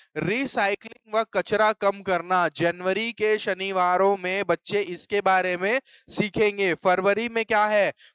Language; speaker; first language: Hindi; native; Hindi